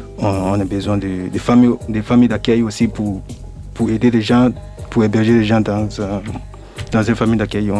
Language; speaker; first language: French; non-native, learner; English